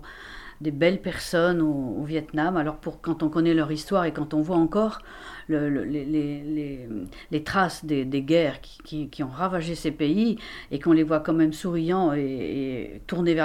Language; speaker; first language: French; native; French